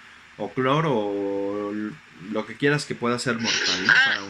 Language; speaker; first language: Spanish; native; Spanish